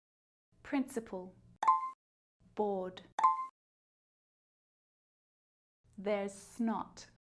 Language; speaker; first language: English; native; English